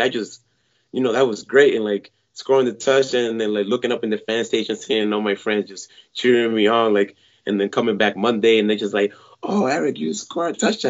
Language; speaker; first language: English; non-native, fluent; Spanish